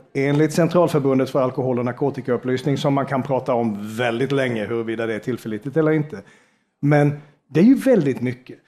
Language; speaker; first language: Swedish; native; Swedish